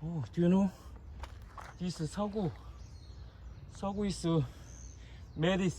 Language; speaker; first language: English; non-native, learner; Korean